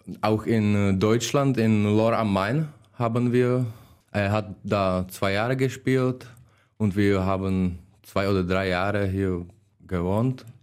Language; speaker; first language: German; non-native, learner; Czech